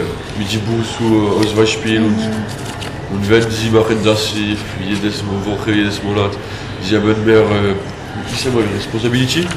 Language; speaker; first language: German; non-native, learner; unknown